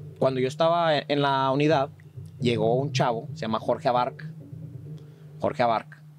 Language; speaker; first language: Spanish; native; Spanish